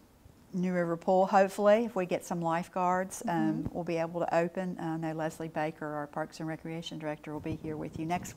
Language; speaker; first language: English; native; English